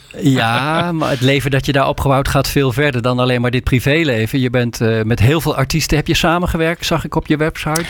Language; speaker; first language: Dutch; native; Dutch